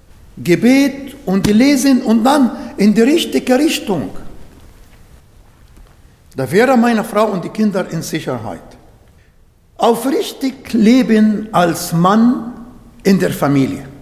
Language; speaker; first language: German; non-native, fluent; Arabic